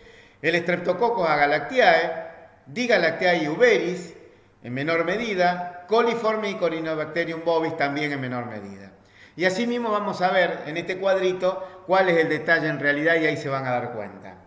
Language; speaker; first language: Spanish; native; Spanish